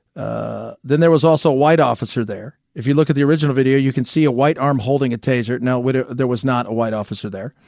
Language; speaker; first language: English; early bilingual, other home language; Spanish